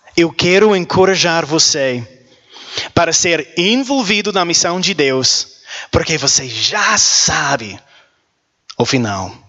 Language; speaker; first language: Portuguese; non-native, learner; English